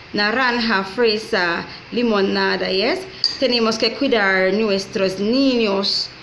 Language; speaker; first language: Spanish; non-native, fluent; English